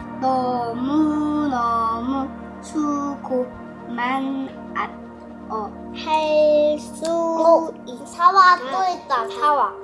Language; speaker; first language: Korean; early bilingual, other home language; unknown